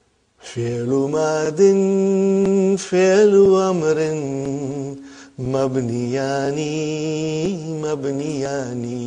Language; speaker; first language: Arabic; non-native, fluent; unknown